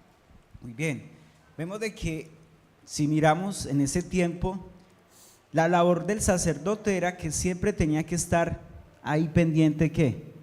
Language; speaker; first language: Spanish; native; Spanish